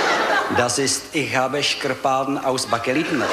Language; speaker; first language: German; non-native, learner; Czech